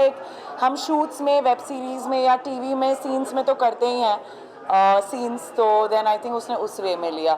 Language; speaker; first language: Hindi; native; Hindi